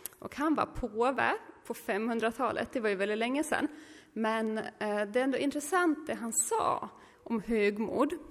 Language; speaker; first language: Swedish; native; Swedish